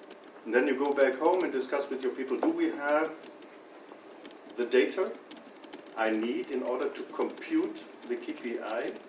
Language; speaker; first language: English; non-native, fluent; German